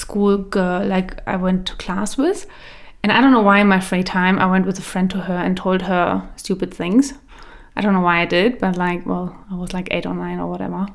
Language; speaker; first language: English; early bilingual, other home language; German